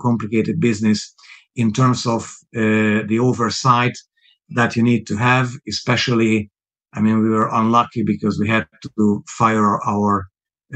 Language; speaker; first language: English; non-native, fluent; Hungarian